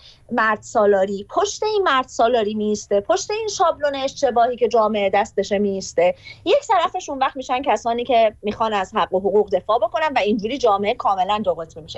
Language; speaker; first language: Persian; native; Persian